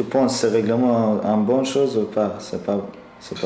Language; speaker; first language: French; non-native, learner; Persian